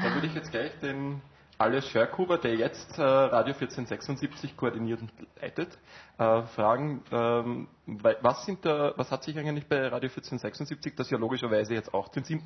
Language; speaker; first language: German; native; German